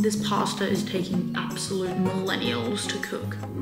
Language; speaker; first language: English; native; English